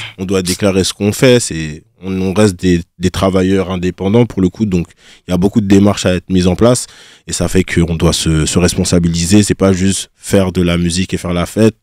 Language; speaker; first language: French; early bilingual, other home language; Lingala